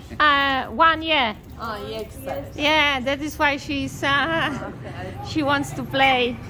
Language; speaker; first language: English; non-native, fluent; Polish